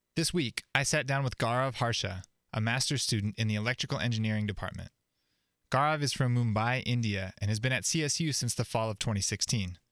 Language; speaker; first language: English; native; English